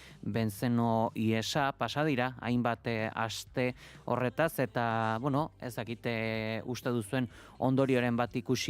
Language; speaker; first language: Basque; native; Basque